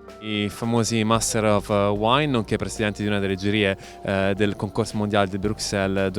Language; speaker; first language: Italian; native; Italian